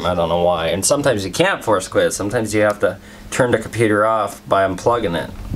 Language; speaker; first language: English; native; English